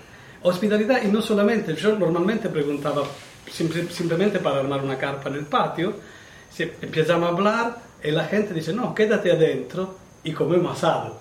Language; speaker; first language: Spanish; non-native, learner; Italian